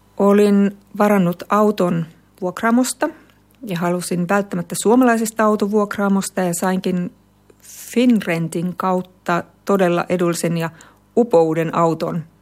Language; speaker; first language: Finnish; native; Finnish